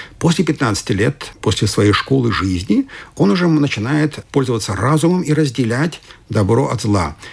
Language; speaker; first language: Russian; non-native, fluent; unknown